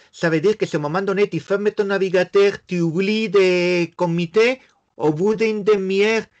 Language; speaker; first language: French; non-native, fluent; Spanish